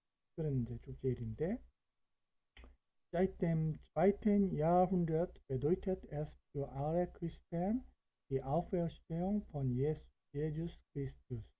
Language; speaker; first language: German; non-native, fluent; Korean